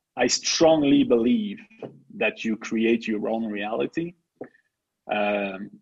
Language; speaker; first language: English; non-native, fluent; French